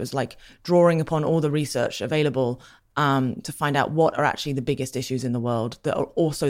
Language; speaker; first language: English; native; English